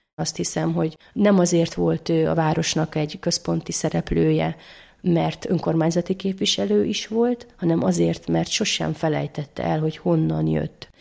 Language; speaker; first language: Hungarian; native; Hungarian